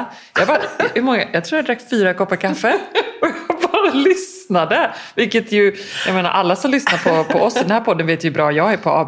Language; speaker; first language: Swedish; native; Swedish